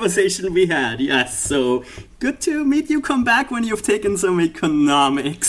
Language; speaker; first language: English; non-native, fluent; German